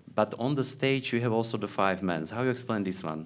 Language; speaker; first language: English; non-native, learner; Slovak